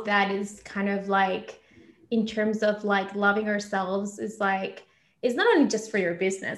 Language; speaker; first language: English; non-native, fluent; Spanish